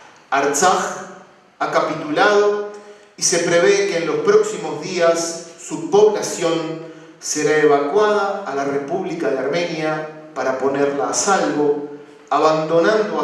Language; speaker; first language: Spanish; native; Spanish